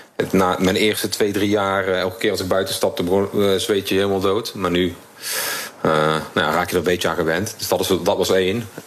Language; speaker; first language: Dutch; native; Dutch